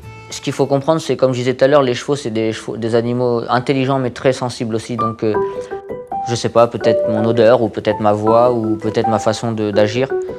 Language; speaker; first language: French; native; French